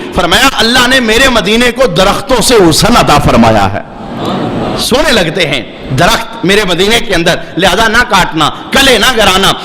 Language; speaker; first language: Urdu; non-native, local second language; Punjabi